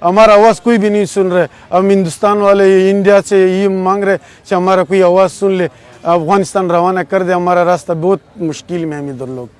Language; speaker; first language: Hindi; non-native, learner; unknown